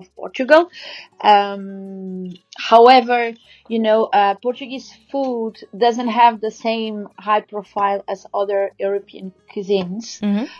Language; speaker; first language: English; non-native, fluent; Portuguese